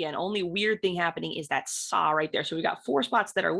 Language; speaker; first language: English; native; English